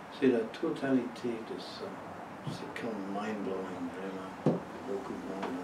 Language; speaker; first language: French; non-native, learner; English